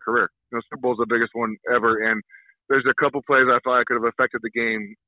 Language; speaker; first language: English; native; English